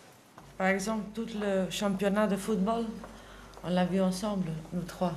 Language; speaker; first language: French; non-native, fluent; Dutch